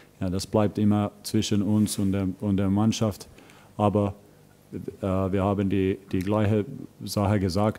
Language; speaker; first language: German; non-native, fluent; Finnish